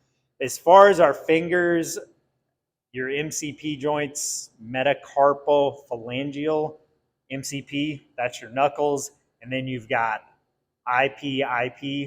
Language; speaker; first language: English; native; English